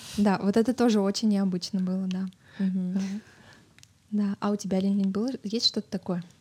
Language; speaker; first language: Russian; native; Russian